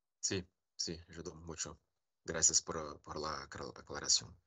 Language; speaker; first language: Spanish; non-native, learner; Portuguese